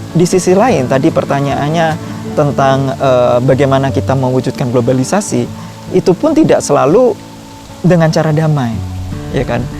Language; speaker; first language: Indonesian; native; Indonesian